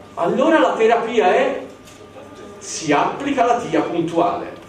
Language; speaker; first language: Italian; native; Italian